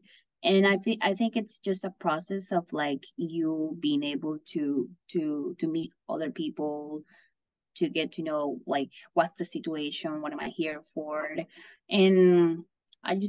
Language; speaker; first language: English; non-native, fluent; Spanish